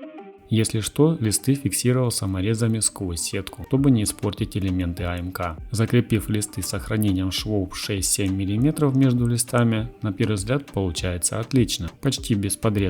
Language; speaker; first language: Russian; native; Russian